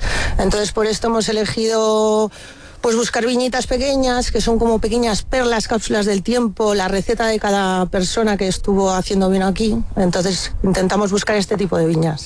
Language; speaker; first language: Spanish; native; Spanish